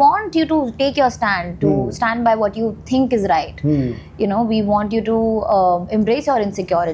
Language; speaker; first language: English; non-native, local second language; Hindi